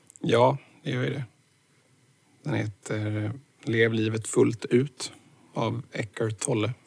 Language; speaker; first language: Swedish; native; Swedish